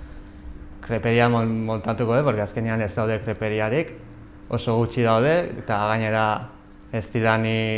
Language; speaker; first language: Basque; non-native, local second language; Spanish